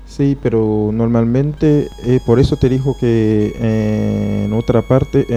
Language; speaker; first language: Spanish; non-native, fluent; Haitian Creole